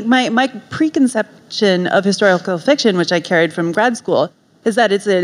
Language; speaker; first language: English; native; English